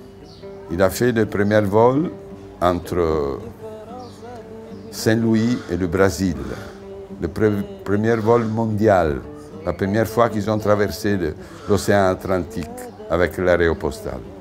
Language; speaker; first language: French; non-native, fluent; Italian